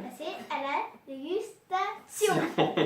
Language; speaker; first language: French; native; French